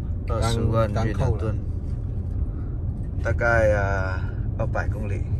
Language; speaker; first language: Chinese; non-native, fluent; Vietnamese